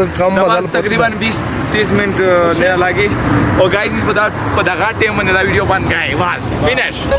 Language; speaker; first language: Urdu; non-native, local second language; Pashto